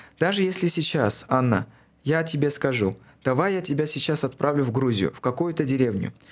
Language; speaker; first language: Russian; non-native, local second language; Armenian